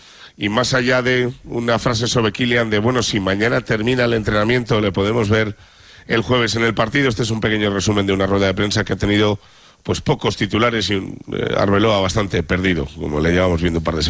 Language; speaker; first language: Spanish; native; Spanish